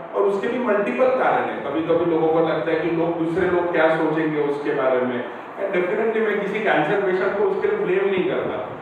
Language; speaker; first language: Hindi; non-native, local second language; Marathi